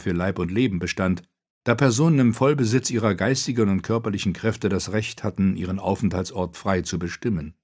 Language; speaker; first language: German; native; German